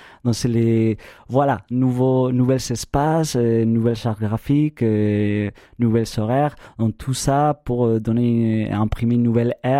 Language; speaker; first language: French; non-native, fluent; Spanish